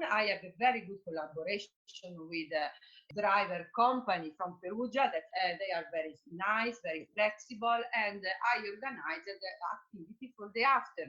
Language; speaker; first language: English; non-native, fluent; Italian